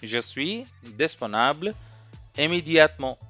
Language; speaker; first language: French; non-native, fluent; Hindi